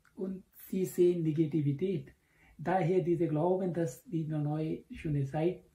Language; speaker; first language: German; non-native, learner; Hindi